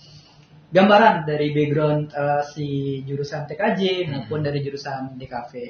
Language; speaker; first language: Indonesian; native; Indonesian